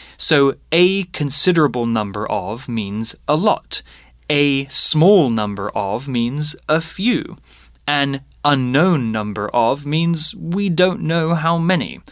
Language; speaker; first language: English; native; English